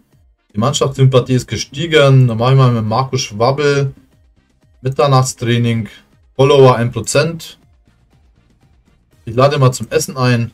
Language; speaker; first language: German; native; German